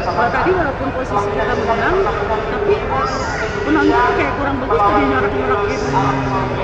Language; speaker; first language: Indonesian; native; Indonesian